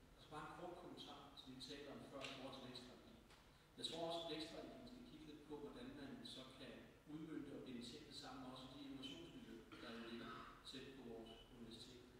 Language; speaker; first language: Danish; native; Danish